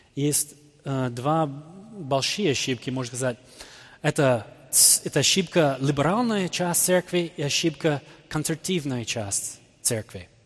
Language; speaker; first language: Russian; non-native, fluent; English